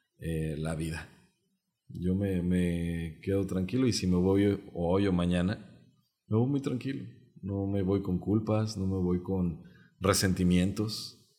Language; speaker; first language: Spanish; non-native, local second language; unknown